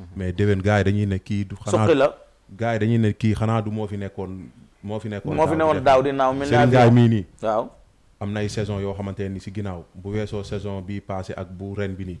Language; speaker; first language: Wolof; non-native, local second language; Serer